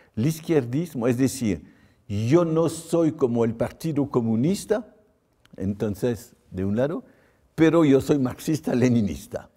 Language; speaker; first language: Spanish; non-native, fluent; French